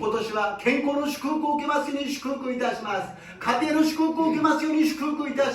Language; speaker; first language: Japanese; non-native, fluent; Korean